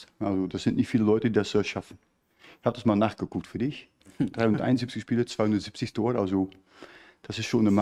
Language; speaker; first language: German; native; German